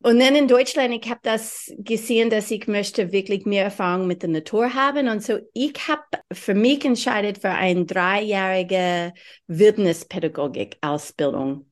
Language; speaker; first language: German; non-native, learner; English